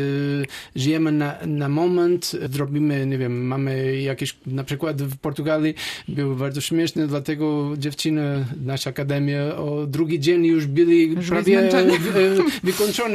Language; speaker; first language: Polish; non-native, learner; Portuguese